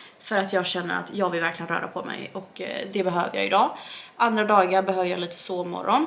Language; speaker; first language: Swedish; native; Swedish